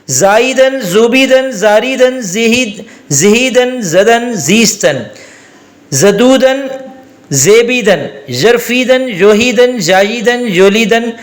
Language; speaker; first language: Urdu; native; Urdu